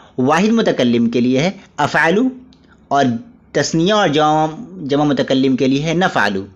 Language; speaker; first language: Urdu; native; Urdu